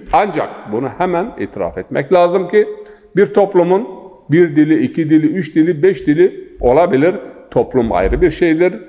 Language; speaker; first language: Turkish; non-native, local second language; Zaza